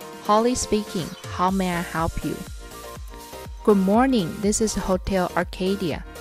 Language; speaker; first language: English; non-native, fluent; Chinese